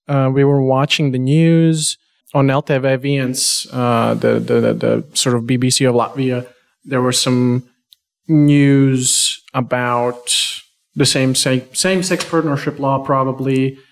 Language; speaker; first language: English; non-native, fluent; Latvian